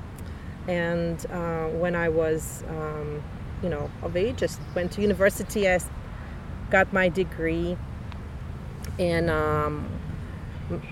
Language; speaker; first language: English; non-native, fluent; Russian